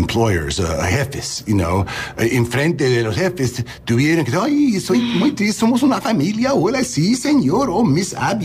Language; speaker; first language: Spanish; non-native, learner; English